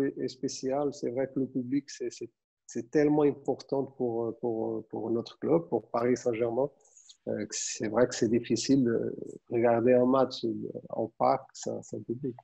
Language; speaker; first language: French; non-native, fluent; Portuguese